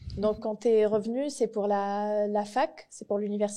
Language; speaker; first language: French; native; French